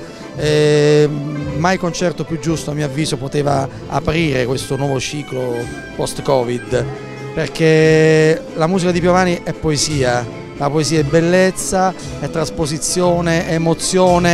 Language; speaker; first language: Italian; native; Italian